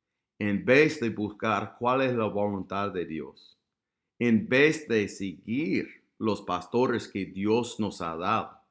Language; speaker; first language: Spanish; non-native, fluent; English